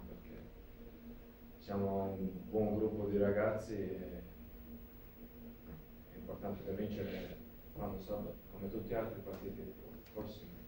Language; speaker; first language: Italian; non-native, fluent; Latvian